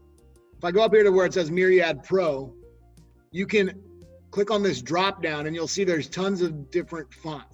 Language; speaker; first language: English; native; English